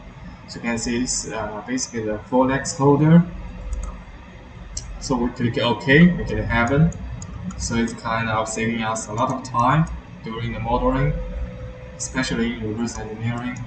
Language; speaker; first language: English; non-native, fluent; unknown